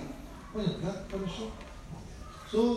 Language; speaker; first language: Russian; non-native, learner; Tibetan